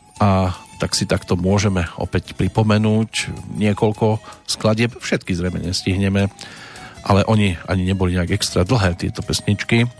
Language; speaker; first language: Slovak; native; Slovak